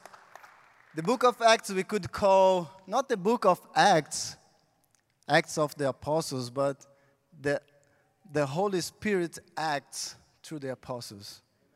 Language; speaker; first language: English; non-native, fluent; Portuguese